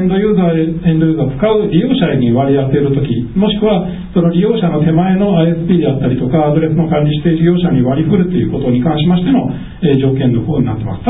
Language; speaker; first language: Japanese; native; Japanese